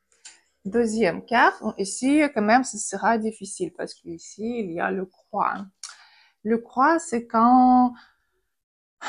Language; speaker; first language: French; non-native, fluent; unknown